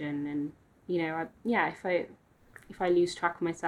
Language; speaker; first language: English; native; English